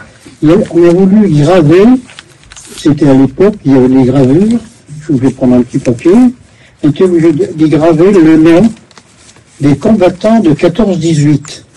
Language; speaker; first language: French; native; French